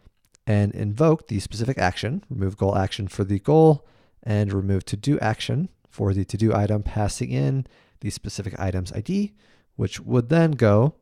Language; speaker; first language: English; native; English